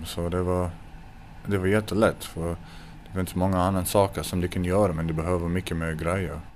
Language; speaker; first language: Swedish; non-native, fluent; English